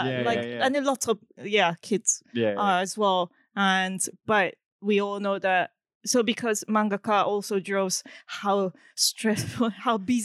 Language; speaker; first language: English; non-native, fluent; Japanese